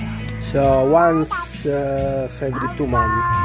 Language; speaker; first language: English; non-native, learner; Italian